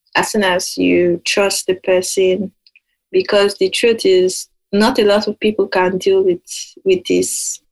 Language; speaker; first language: English; non-native, local second language; Yoruba